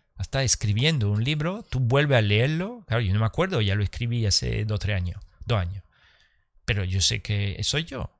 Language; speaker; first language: Spanish; early bilingual, heritage; Spanish